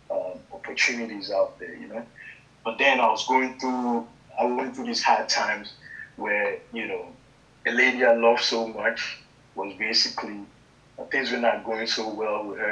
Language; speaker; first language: English; native; English